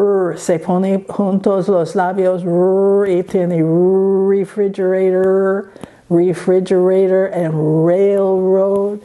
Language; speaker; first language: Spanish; non-native, learner; English